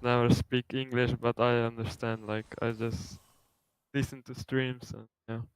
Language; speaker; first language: English; non-native, learner; Slovenian